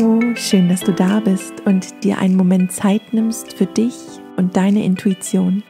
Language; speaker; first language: German; native; German